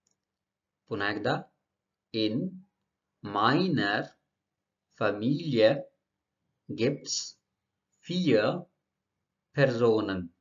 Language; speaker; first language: German; non-native, learner; Marathi